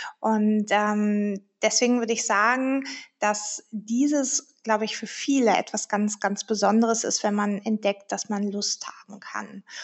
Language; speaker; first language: German; early bilingual, heritage; German